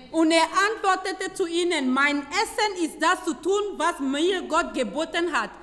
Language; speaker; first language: German; non-native, fluent; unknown